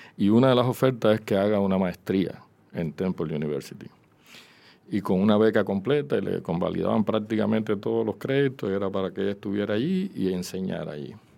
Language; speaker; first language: Spanish; native; Spanish